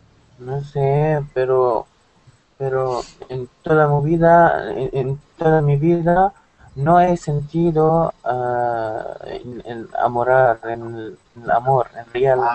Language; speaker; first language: Spanish; non-native, learner; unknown